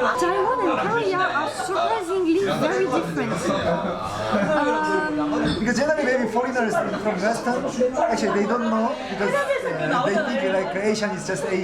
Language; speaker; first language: English; non-native, fluent; Korean